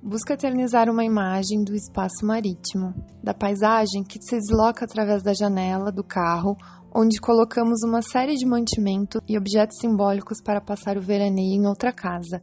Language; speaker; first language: Portuguese; native; Portuguese